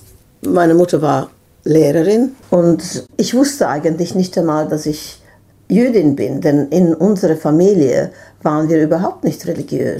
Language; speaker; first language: German; non-native, fluent; Serbian